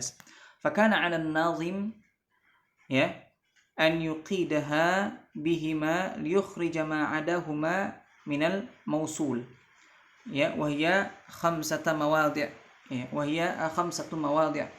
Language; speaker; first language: Arabic; non-native, fluent; Indonesian